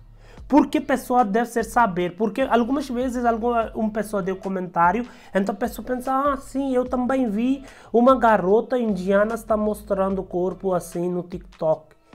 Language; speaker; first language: Portuguese; non-native, learner; Hindi